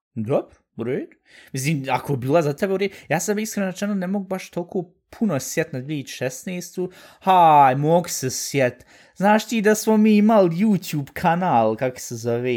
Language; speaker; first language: Bosnian; early bilingual, heritage; Bosnian